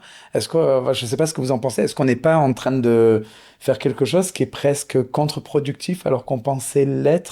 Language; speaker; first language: French; native; French